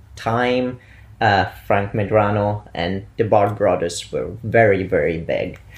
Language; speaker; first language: English; non-native, fluent; Italian